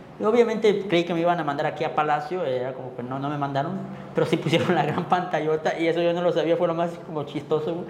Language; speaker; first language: Spanish; non-native, local second language; Tzotzil